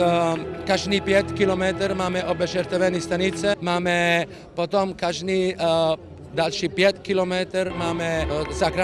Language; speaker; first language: Czech; non-native, learner; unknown